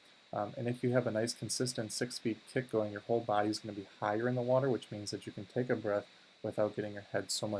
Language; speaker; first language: English; native; English